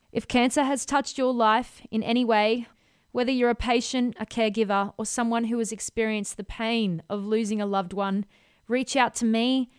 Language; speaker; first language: English; native; English